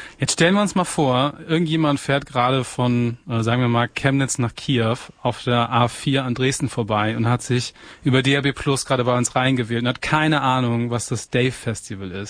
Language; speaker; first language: German; native; German